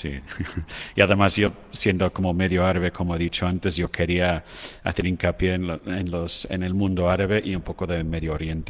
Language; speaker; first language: Spanish; non-native, fluent; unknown